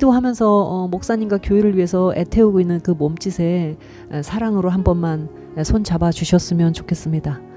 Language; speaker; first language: Korean; native; Korean